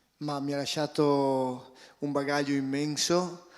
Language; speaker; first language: Italian; native; Italian